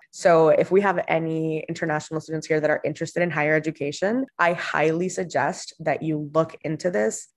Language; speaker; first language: English; non-native, fluent; Spanish